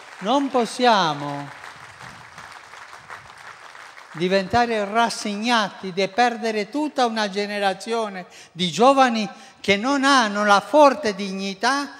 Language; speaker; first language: Italian; non-native, fluent; Spanish